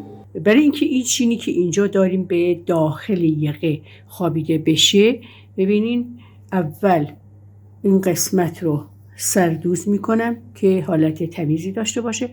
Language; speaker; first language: Persian; native; Persian